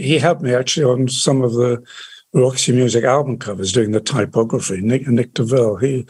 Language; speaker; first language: English; native; English